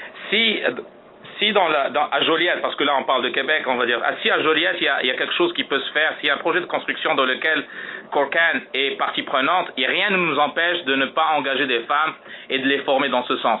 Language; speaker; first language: French; native; French